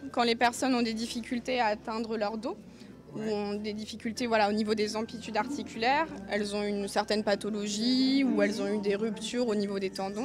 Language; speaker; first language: French; native; French